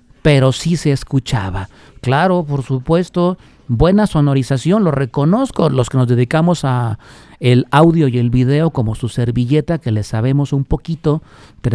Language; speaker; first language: Spanish; native; Spanish